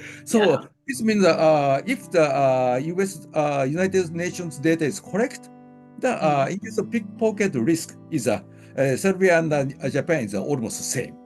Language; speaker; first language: English; non-native, learner; Japanese